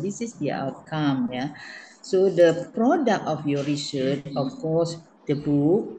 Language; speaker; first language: English; non-native, learner; Indonesian